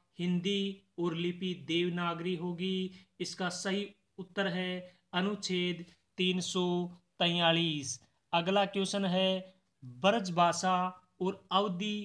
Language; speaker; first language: Hindi; native; Hindi